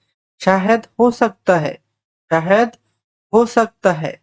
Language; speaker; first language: Hindi; non-native, fluent; Bangla